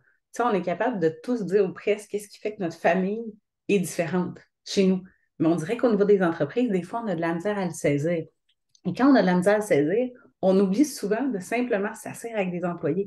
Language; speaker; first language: French; native; French